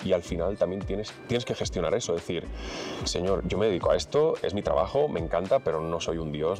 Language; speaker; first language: Spanish; native; Spanish